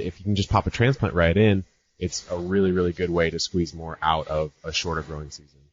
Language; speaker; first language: English; native; English